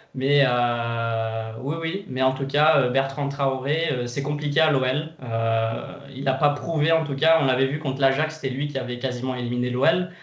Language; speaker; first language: French; non-native, fluent; Portuguese